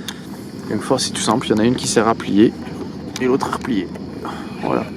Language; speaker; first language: French; native; French